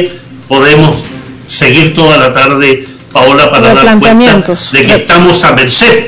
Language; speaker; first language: Spanish; native; Spanish